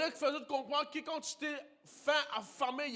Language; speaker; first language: French; non-native, local second language; Morisyen